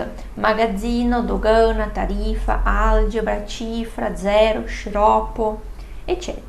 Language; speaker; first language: Italian; non-native, fluent; Portuguese